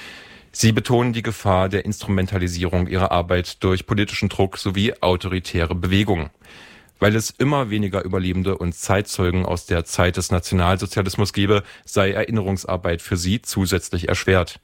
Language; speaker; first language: German; native; German